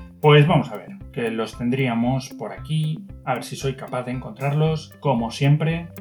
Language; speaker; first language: Spanish; native; Spanish